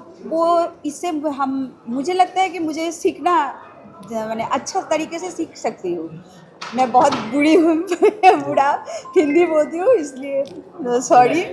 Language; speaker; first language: Hindi; non-native, local second language; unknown